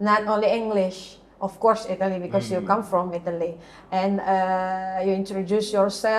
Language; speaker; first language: English; non-native, learner; Indonesian